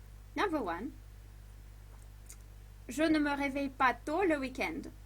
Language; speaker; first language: French; non-native, fluent; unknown